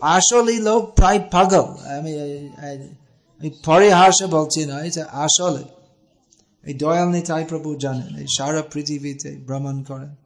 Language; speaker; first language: Bangla; non-native, fluent; English